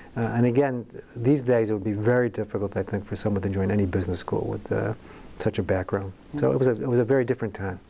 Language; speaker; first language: English; native; English